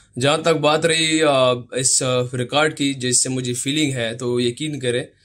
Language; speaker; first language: Urdu; non-native, local second language; Pashto